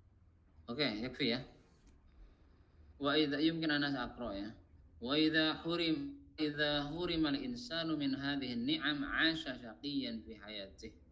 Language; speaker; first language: Arabic; non-native, fluent; Indonesian